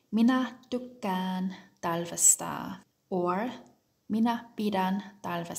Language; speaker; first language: Finnish; non-native, fluent; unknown